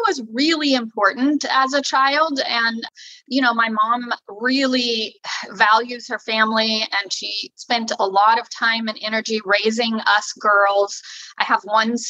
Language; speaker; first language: English; native; English